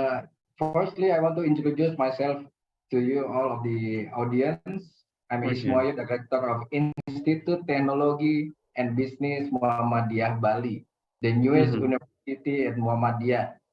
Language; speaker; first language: English; non-native, learner; Indonesian